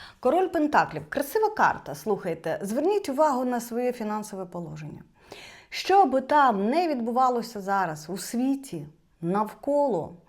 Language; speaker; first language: Ukrainian; non-native, local second language; Russian